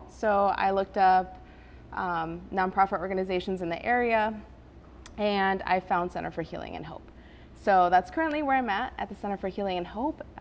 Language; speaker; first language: English; early bilingual, other home language; Spanish